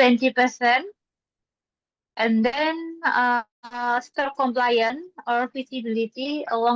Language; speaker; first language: English; non-native, learner; Indonesian